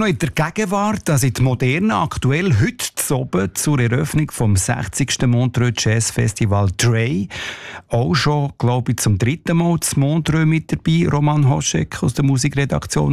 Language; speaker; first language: German; native; German